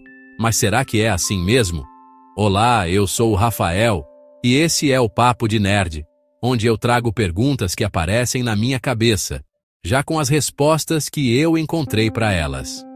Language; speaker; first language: Portuguese; native; Portuguese